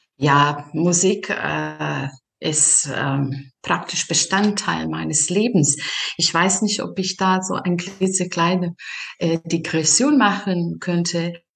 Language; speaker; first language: German; non-native, fluent; Serbian